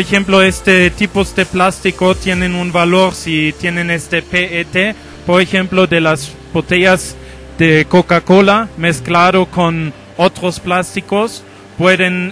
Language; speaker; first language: Spanish; non-native, fluent; German